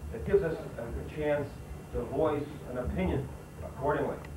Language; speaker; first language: English; native; English